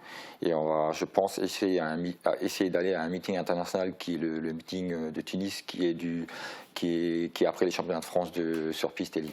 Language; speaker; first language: French; native; French